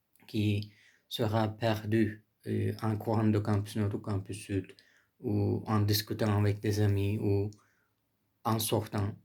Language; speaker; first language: French; non-native, learner; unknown